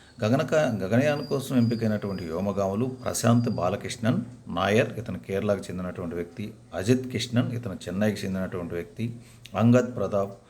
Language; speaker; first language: Telugu; native; Telugu